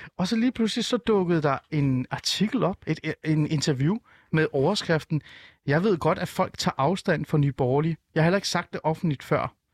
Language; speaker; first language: Danish; early bilingual, other home language; Persian